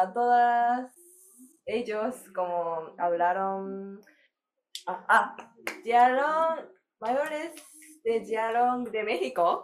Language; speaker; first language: Spanish; non-native, learner; Japanese